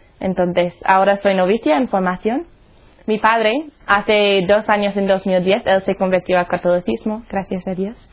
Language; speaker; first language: Spanish; non-native, fluent; English